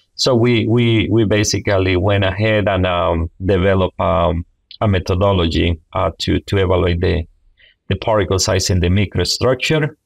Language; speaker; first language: English; non-native, fluent; Spanish